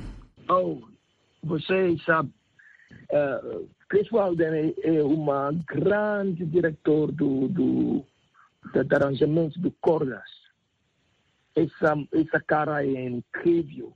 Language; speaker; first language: Portuguese; non-native, learner; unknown